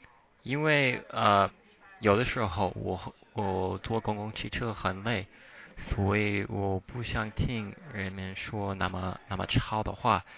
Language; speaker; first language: Chinese; non-native, fluent; English